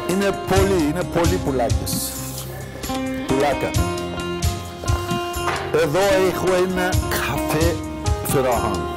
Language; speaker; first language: Greek; non-native, learner; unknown